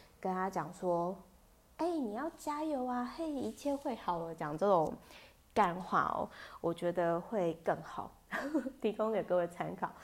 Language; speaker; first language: Chinese; native; Chinese